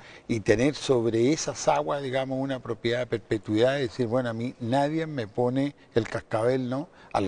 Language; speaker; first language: Spanish; native; Spanish